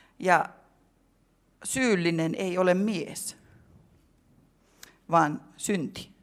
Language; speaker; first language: Finnish; native; Finnish